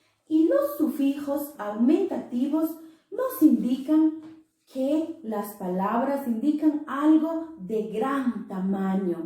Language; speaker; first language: Spanish; non-native, local second language; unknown